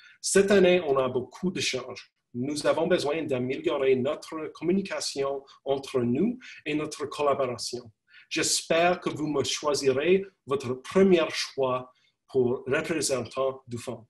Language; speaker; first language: French; non-native, learner; English